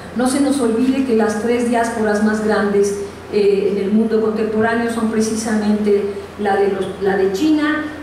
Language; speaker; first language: Spanish; native; Spanish